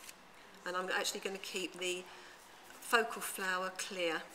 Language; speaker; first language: English; native; English